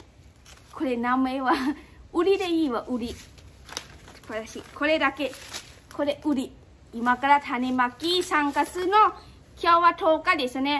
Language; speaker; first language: Japanese; non-native, local second language; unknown